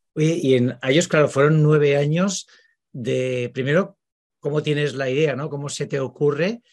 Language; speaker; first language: Spanish; native; Spanish